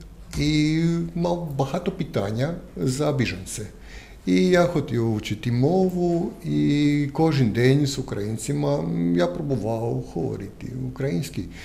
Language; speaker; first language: Ukrainian; non-native, learner; Croatian